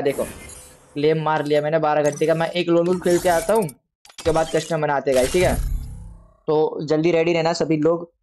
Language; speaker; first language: Hindi; non-native, local second language; Gujarati